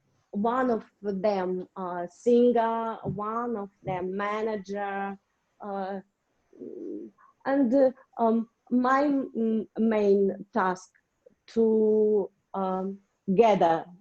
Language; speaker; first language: English; non-native, learner; Russian